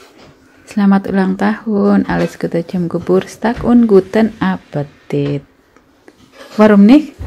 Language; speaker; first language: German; non-native, learner; Indonesian